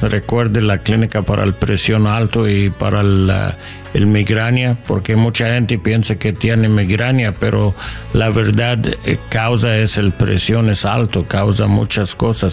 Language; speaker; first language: Spanish; non-native, learner; English